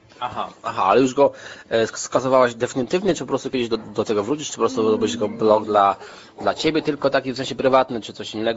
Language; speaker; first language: Polish; native; Polish